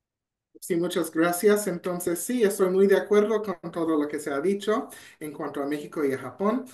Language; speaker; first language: Spanish; non-native, fluent; English